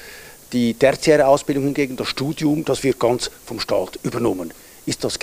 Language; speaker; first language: German; native; German